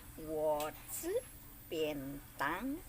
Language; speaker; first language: Chinese; non-native, learner; Indonesian